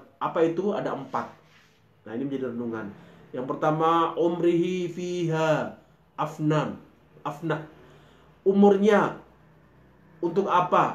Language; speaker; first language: Indonesian; native; Indonesian